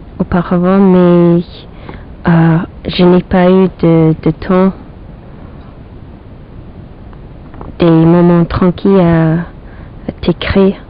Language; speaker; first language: French; non-native, learner; English